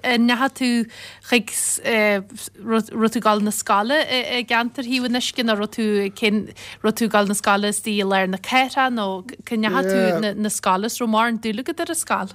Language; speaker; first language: Irish; native; Irish